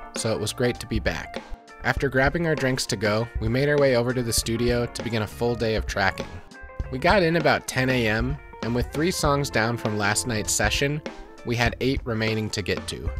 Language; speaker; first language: English; native; English